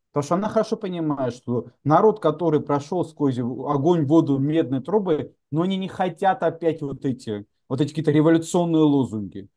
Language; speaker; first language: Russian; non-native, local second language; Georgian